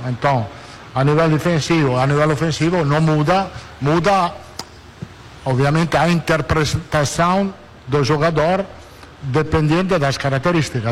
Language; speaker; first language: Portuguese; non-native, learner; Italian